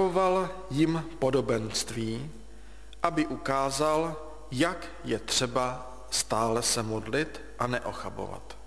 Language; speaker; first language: Czech; native; Czech